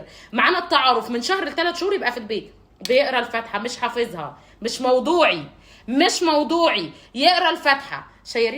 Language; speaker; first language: Arabic; native; Arabic